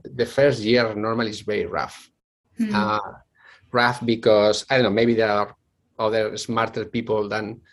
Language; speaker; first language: English; non-native, fluent; Spanish